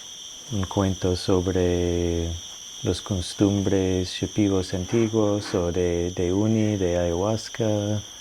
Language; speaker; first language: Spanish; non-native, fluent; English